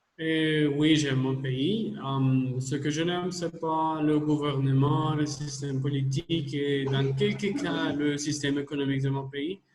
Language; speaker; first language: French; non-native, learner; Spanish